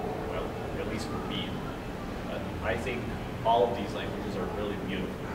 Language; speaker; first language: English; non-native, fluent; Ukrainian